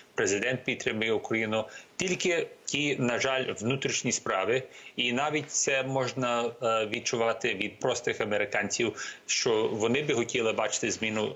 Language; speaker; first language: Ukrainian; early bilingual, heritage; Ukrainian